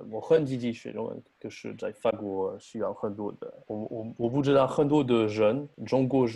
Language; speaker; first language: Chinese; non-native, learner; French